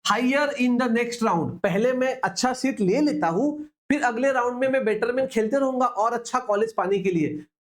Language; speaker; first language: Hindi; non-native, local second language; Marathi